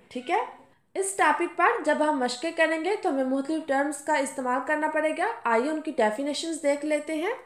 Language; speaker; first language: Urdu; native; Urdu